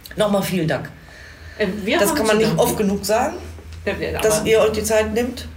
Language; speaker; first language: German; native; German